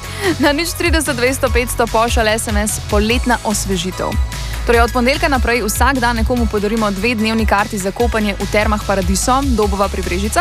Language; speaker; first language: Slovenian; native; Slovenian